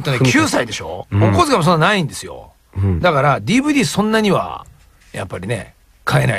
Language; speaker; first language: Japanese; native; Japanese